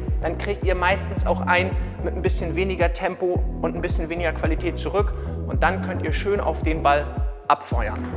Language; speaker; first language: German; native; German